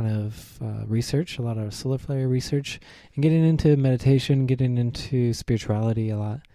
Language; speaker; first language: English; native; English